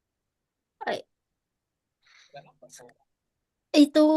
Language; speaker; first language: Japanese; non-native, learner; Indonesian